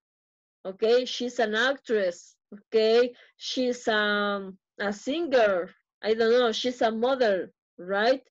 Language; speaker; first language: English; non-native, fluent; Spanish